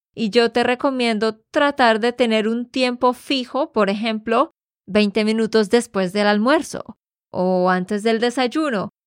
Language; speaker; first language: Spanish; native; Spanish